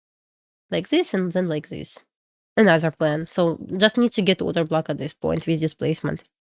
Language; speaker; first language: English; non-native, fluent; Russian